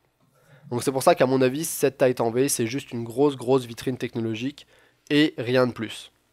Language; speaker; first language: French; native; French